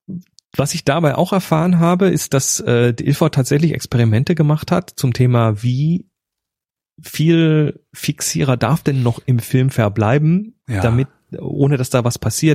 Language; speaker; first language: German; native; German